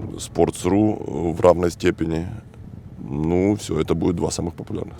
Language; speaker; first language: Russian; native; Russian